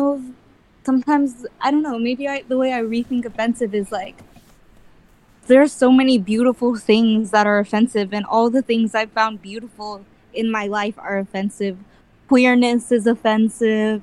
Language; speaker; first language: English; early bilingual, other home language; Filipino